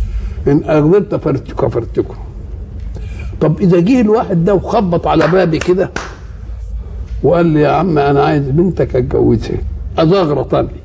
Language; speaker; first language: Arabic; native; Arabic